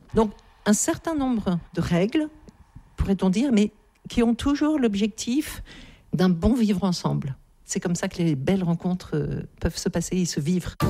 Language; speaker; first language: French; native; French